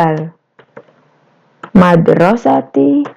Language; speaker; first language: Arabic; non-native, learner; Indonesian